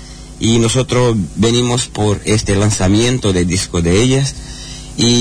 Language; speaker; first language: Spanish; non-native, learner; Portuguese